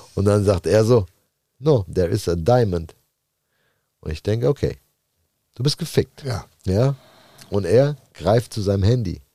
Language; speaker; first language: German; native; German